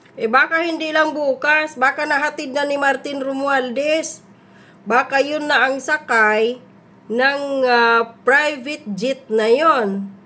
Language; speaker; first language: Filipino; native; Filipino